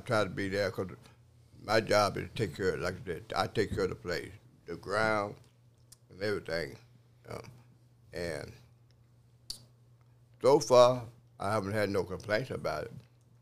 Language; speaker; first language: English; native; English